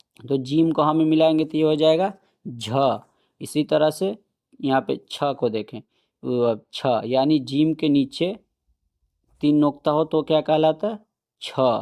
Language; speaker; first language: Hindi; native; Hindi